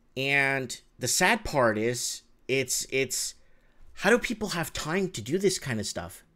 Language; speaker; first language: English; native; English